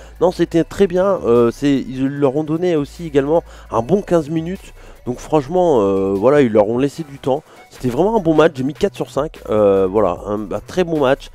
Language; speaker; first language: French; native; French